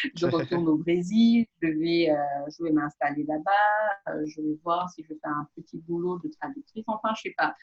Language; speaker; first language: French; non-native, local second language; Portuguese